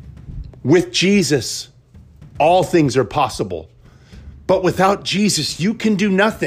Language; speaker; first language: English; native; English